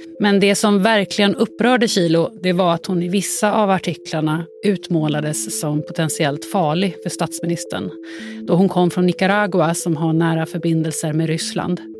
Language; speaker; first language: Swedish; native; Swedish